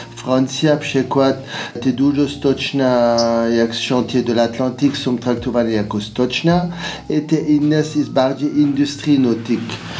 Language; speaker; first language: Polish; non-native, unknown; French